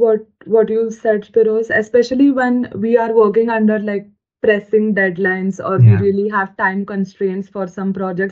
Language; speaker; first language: English; non-native, local second language; Marathi